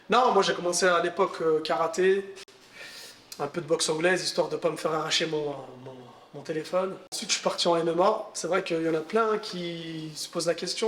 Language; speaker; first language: French; native; French